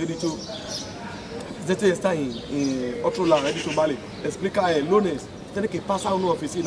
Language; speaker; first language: Spanish; non-native, learner; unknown